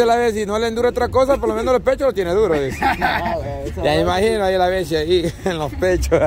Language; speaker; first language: Spanish; native; Spanish